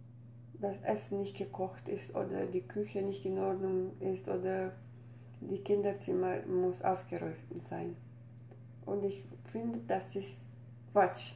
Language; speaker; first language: German; non-native, fluent; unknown